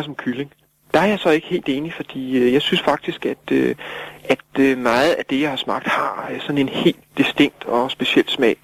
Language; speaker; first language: Danish; native; Danish